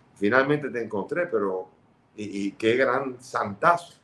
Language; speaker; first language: Spanish; early bilingual, other home language; Catalan